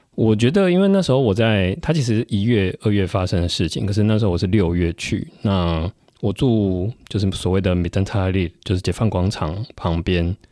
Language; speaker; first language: Chinese; non-native, local second language; Min Nan Chinese